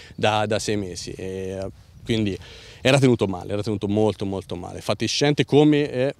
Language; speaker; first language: Italian; native; Italian